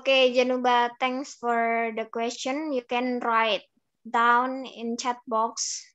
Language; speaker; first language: English; non-native, learner; Indonesian